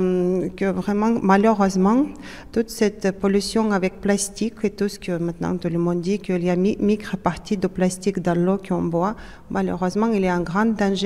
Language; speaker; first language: French; non-native, fluent; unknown